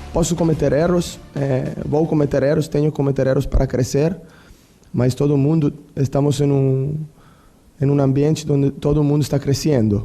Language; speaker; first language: Portuguese; non-native, fluent; Italian